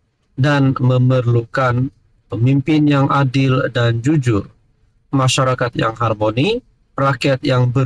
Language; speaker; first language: Malay; native; Malay